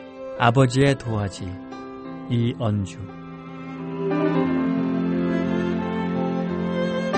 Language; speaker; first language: Korean; native; Korean